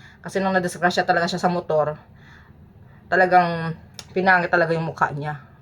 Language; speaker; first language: Filipino; native; Filipino